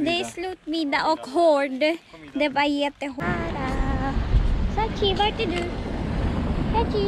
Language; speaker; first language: Swedish; non-native, learner; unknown